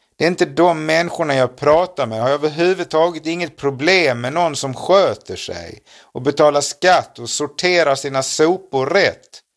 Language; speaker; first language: Swedish; native; Swedish